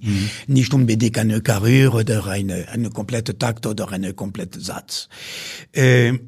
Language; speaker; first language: German; non-native, fluent; French